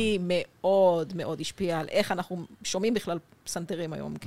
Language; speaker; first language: Hebrew; native; Hebrew